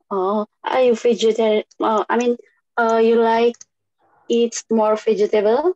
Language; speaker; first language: English; non-native, learner; Indonesian